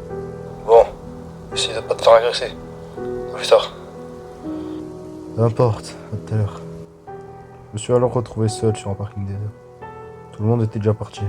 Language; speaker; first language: French; native; French